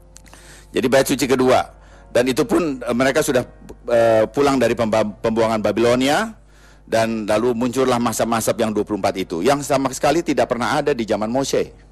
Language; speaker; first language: Indonesian; native; Indonesian